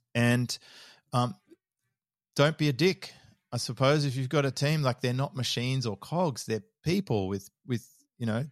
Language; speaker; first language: English; native; English